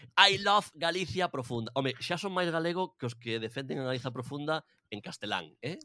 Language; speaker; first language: Galician; native; Galician